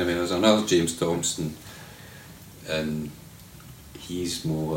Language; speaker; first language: English; native; English